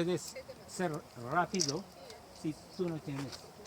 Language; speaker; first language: Spanish; non-native, learner; French